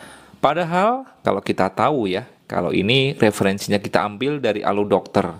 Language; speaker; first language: Indonesian; native; Indonesian